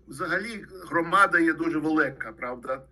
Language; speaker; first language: Ukrainian; early bilingual, heritage; Ukrainian